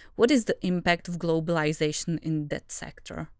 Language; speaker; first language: English; non-native, fluent; Czech